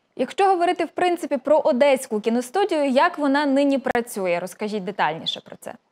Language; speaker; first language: Ukrainian; native; Ukrainian